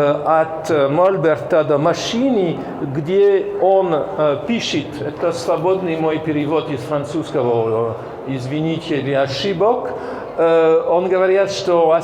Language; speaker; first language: Russian; non-native, fluent; French